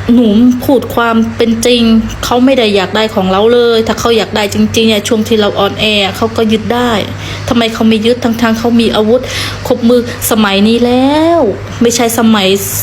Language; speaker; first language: Thai; non-native, fluent; Khmer